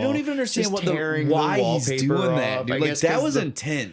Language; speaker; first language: English; native; English